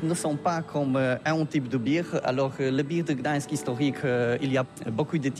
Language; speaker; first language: French; non-native, learner; Polish